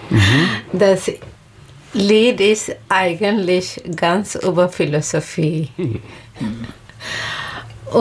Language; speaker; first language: German; non-native, learner; Bangla